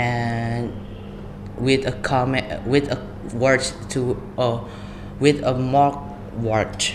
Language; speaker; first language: English; non-native, learner; Indonesian